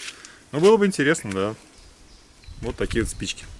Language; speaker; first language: Russian; native; Russian